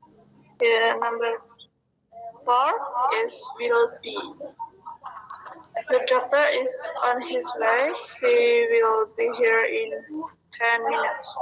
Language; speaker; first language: English; non-native, fluent; Indonesian